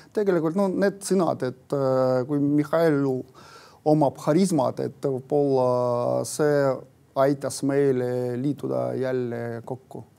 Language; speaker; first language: Estonian; non-native, local second language; Russian